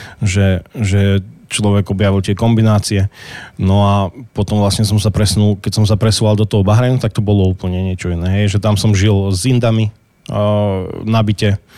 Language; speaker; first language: Slovak; native; Slovak